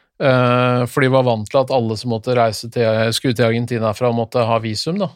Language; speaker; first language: Norwegian; native; Norwegian